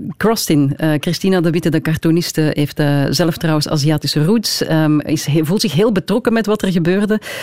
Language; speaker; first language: Dutch; native; Dutch